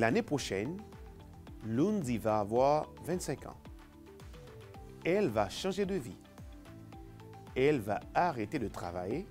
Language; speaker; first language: French; non-native, fluent; Spanish